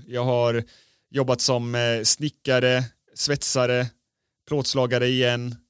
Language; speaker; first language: Swedish; native; Swedish